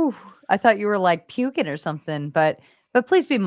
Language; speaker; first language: English; native; English